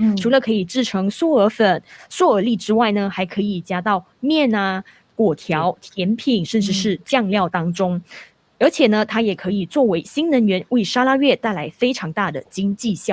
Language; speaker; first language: Chinese; native; Chinese